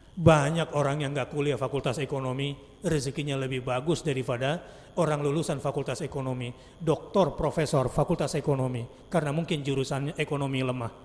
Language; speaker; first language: Indonesian; native; Indonesian